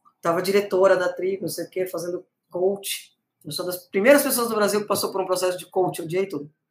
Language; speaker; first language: Portuguese; early bilingual, other home language; Spanish